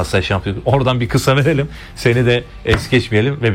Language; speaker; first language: Turkish; native; Turkish